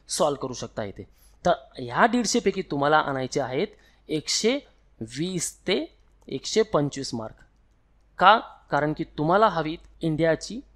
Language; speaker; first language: Marathi; non-native, local second language; Hindi